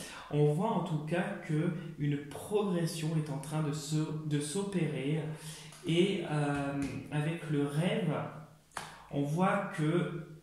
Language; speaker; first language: French; native; French